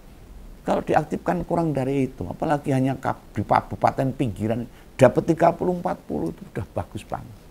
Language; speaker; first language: Indonesian; native; Indonesian